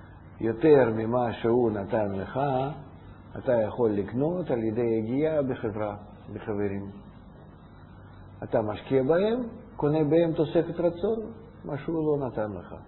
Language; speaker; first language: Hebrew; non-native, fluent; Russian